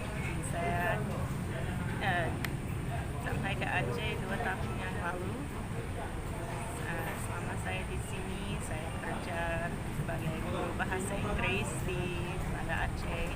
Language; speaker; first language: Indonesian; non-native, fluent; English